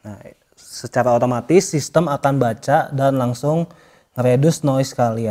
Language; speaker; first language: Indonesian; native; Indonesian